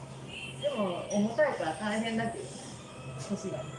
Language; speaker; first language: Japanese; non-native, learner; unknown